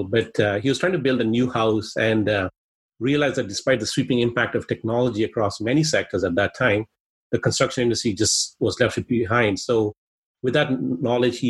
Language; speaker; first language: English; non-native, local second language; Swahili